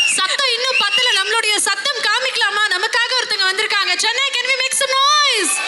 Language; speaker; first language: Tamil; native; Tamil